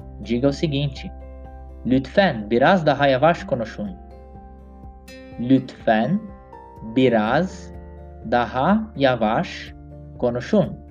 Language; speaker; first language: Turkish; non-native, learner; Portuguese